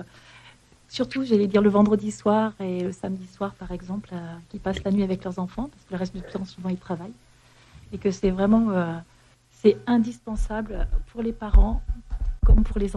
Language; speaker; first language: French; native; French